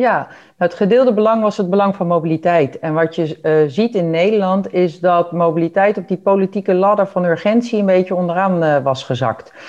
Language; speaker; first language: Dutch; native; Dutch